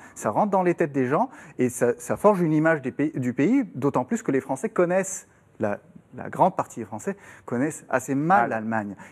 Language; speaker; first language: French; non-native, fluent; German